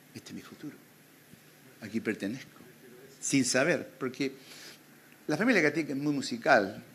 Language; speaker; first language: Spanish; native; Spanish